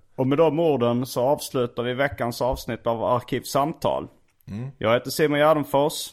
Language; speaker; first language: Swedish; native; Swedish